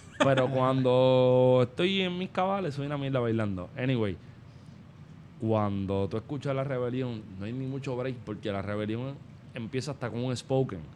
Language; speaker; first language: Spanish; native; Spanish